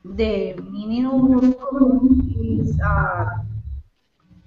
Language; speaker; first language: English; non-native, learner; Spanish